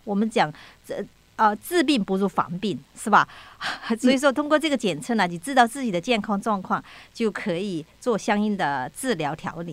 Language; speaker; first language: Chinese; native; Chinese